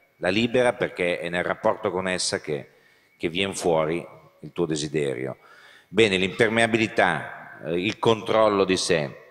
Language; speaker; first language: Italian; native; Italian